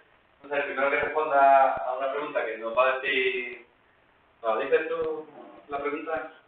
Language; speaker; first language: Spanish; native; Spanish